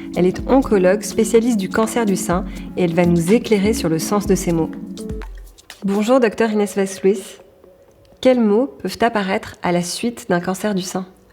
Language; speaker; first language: French; native; French